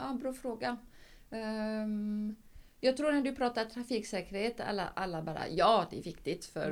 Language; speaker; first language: Swedish; non-native, fluent; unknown